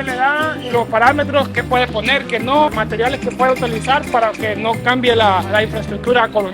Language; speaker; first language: Spanish; native; Spanish